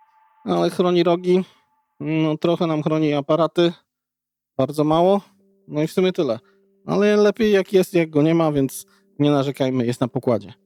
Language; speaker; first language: Polish; native; Polish